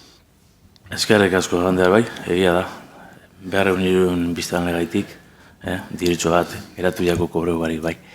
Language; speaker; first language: Basque; native; Basque